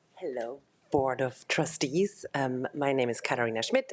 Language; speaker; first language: English; non-native, fluent; German